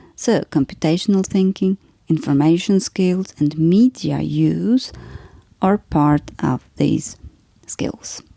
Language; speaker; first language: English; non-native, fluent; Polish